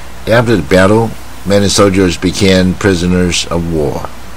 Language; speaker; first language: English; non-native, fluent; Chinese